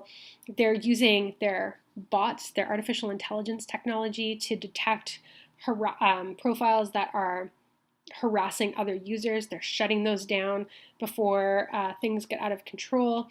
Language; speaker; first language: English; native; English